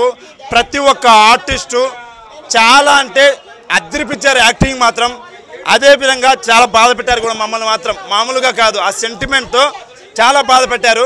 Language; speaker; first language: Telugu; native; Telugu